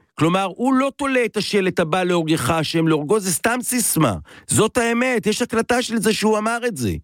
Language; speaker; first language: Hebrew; native; Hebrew